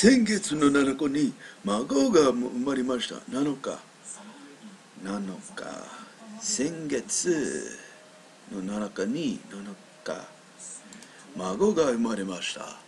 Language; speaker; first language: Japanese; non-native, learner; English